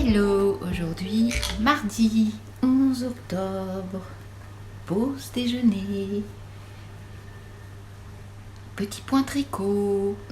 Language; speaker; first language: French; native; French